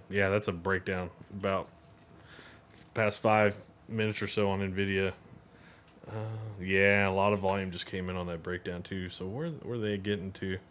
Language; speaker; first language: English; native; English